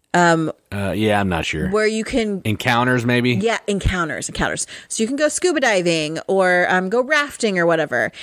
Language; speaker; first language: English; native; English